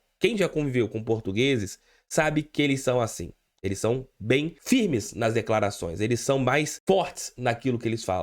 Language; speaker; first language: Portuguese; native; Portuguese